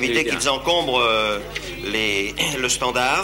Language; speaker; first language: French; native; French